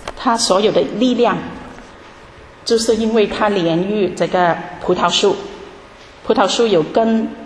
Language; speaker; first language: Chinese; non-native, local second language; Cantonese